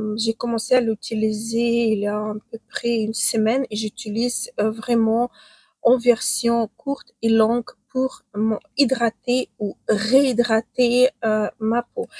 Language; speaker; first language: French; non-native, fluent; Ukrainian